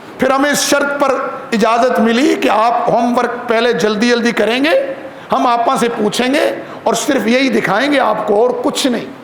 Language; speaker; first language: Urdu; non-native, local second language; Kashmiri